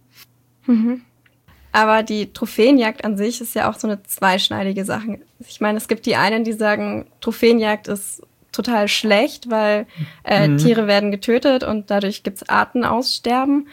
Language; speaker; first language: German; native; German